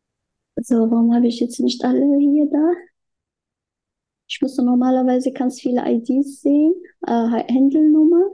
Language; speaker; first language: German; non-native, fluent; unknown